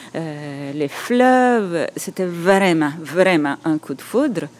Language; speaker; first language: French; non-native, fluent; Spanish